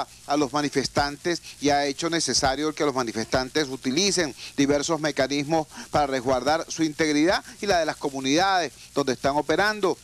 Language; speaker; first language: Spanish; native; Spanish